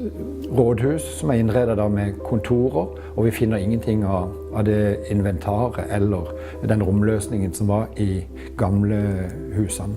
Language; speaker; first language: Norwegian; native; Norwegian